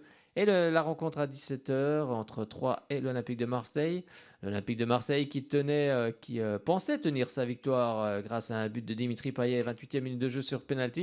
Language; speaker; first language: French; native; French